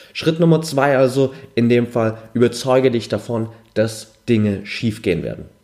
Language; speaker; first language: German; native; German